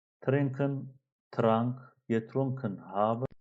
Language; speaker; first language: German; non-native, fluent; Turkish